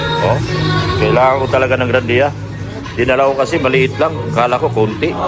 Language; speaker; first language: Filipino; non-native, local second language; Cebuano